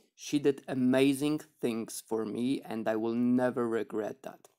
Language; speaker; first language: English; non-native, fluent; Polish